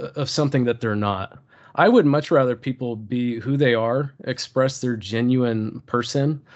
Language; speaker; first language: English; early bilingual, other home language; Turkish